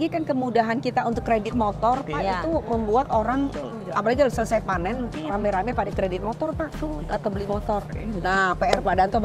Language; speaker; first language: Indonesian; native; Indonesian